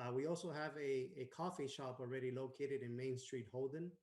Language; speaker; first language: English; non-native, fluent; Spanish